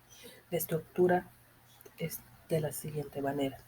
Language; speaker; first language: Spanish; native; Spanish